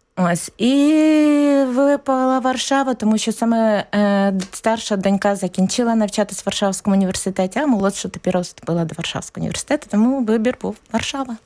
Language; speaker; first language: Ukrainian; native; Ukrainian